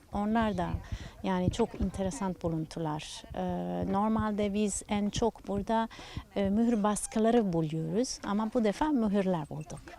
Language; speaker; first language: Turkish; non-native, learner; Italian